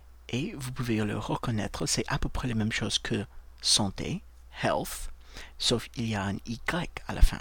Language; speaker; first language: French; non-native, fluent; English